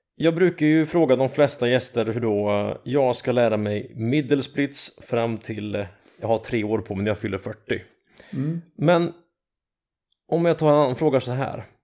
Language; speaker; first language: Swedish; native; Swedish